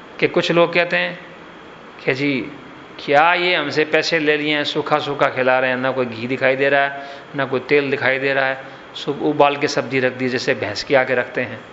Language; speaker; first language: Hindi; non-native, local second language; Gujarati